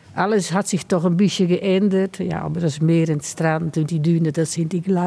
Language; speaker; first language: German; non-native, learner; Dutch